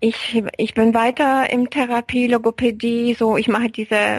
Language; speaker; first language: German; non-native, fluent; Polish